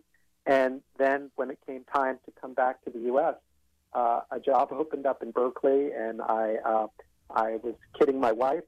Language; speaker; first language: English; native; English